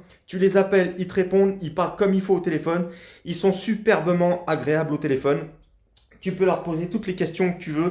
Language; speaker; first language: French; native; French